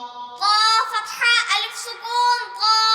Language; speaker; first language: Arabic; non-native, learner; Bangla